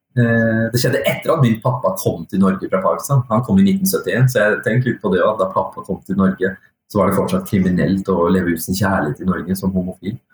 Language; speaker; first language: Norwegian; early bilingual, other home language; Urdu